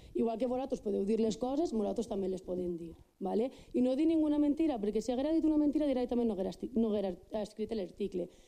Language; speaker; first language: Catalan; non-native, local second language; Spanish